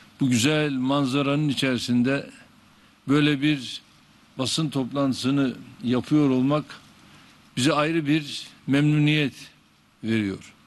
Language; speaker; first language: Turkish; native; Turkish